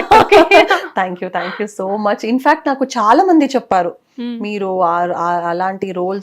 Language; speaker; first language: Telugu; non-native, local second language; Kannada